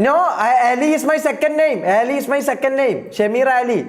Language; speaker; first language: English; non-native, learner; Malayalam